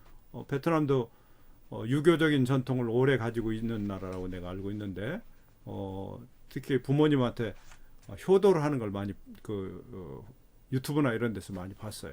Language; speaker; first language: Korean; native; Korean